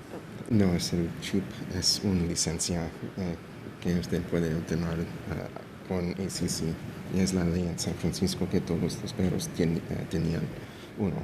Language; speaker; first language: Spanish; early bilingual, heritage; English